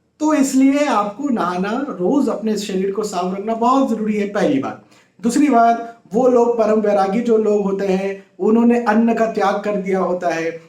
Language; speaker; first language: Hindi; native; Hindi